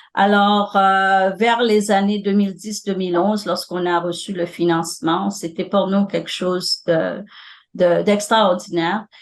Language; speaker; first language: French; non-native, local second language; Morisyen